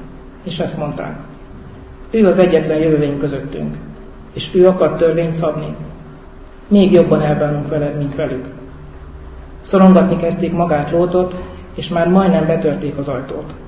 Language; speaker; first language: Hungarian; native; Hungarian